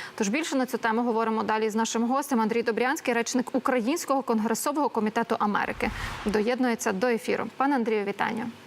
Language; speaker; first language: Ukrainian; native; Ukrainian